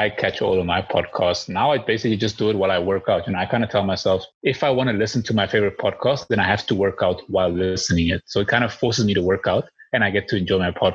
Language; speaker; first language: English; early bilingual, other home language; Spanish